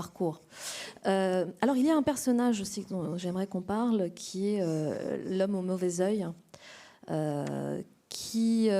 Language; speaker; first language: French; native; French